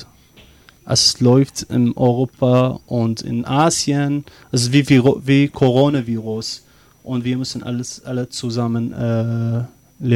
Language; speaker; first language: German; non-native, learner; Arabic